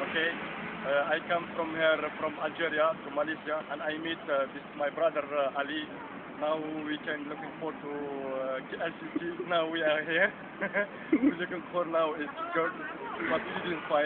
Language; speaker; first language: English; non-native, learner; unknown